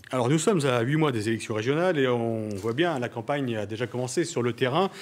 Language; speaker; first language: French; native; French